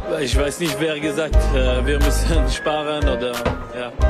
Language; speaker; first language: German; non-native, local second language; French